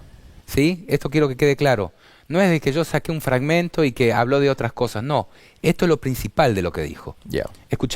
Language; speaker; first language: Spanish; native; Spanish